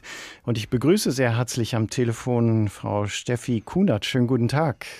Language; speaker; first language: German; native; German